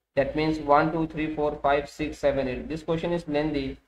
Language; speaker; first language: English; non-native, local second language; Hindi